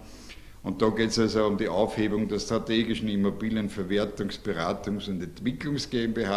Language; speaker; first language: German; native; German